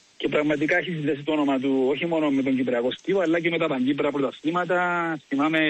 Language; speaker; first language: Greek; native; Greek